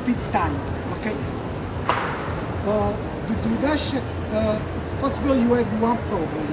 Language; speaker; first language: English; non-native, learner; Italian